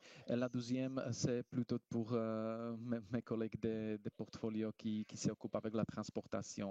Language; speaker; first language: French; non-native, fluent; Slovak